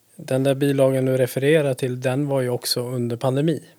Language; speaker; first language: Swedish; native; Swedish